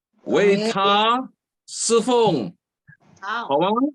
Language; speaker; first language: Chinese; early bilingual, heritage; Chinese